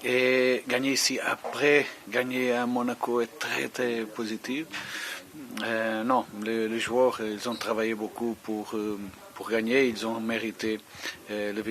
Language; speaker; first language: French; non-native, fluent; Portuguese